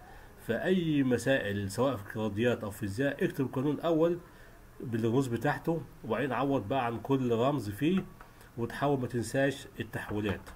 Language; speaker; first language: Arabic; native; Arabic